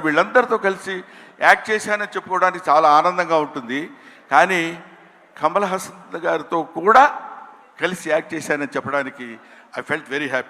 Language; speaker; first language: Telugu; native; Telugu